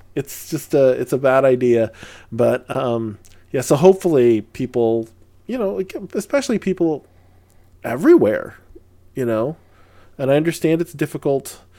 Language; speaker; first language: English; early bilingual, other home language; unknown